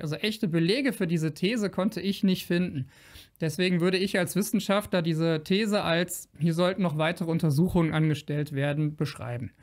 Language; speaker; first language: German; native; German